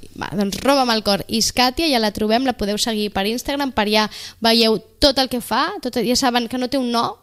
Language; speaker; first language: Catalan; native; Catalan